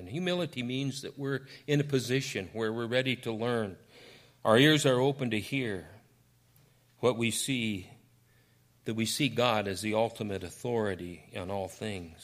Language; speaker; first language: English; native; English